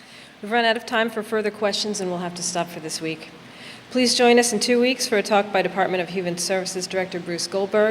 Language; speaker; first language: English; native; English